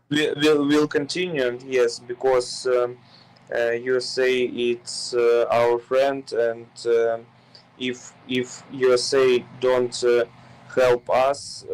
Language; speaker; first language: English; non-native, learner; Ukrainian